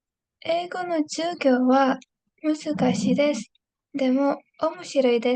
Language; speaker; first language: Japanese; non-native, learner; Indonesian